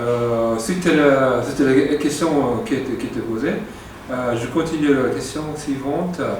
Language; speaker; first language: French; non-native, fluent; Japanese